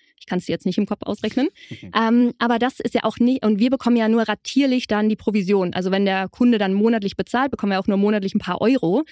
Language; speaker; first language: German; native; German